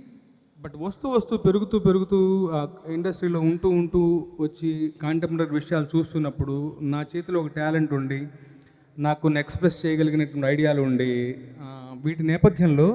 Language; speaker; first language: Telugu; native; Telugu